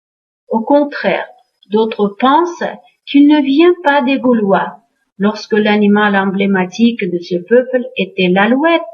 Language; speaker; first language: French; non-native, fluent; Uzbek